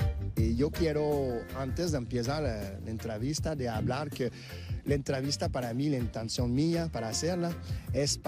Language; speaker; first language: Spanish; non-native, fluent; French